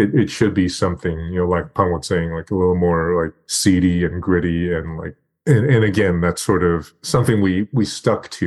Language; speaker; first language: English; native; English